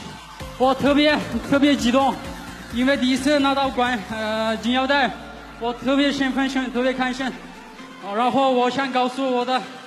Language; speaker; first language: Chinese; non-native, local second language; Kyrgyz